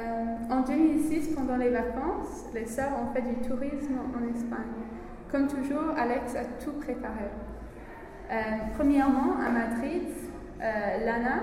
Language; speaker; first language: French; non-native, learner; English